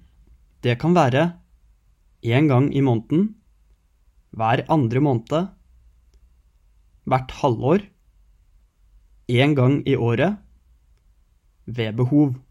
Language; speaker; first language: Norwegian; native; Norwegian